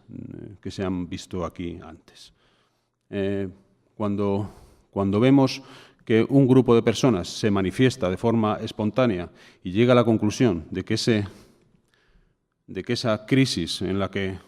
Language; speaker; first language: Spanish; native; Spanish